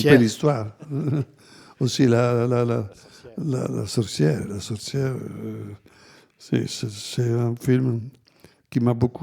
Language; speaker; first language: French; non-native, fluent; Italian